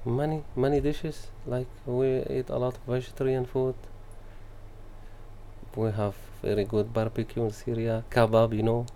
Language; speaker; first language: English; non-native, learner; Arabic